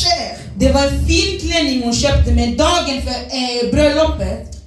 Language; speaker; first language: Swedish; non-native, learner; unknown